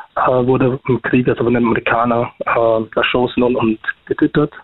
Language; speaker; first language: German; non-native, fluent; Arabic